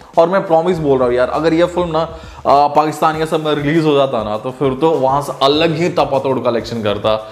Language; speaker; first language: Hindi; native; Hindi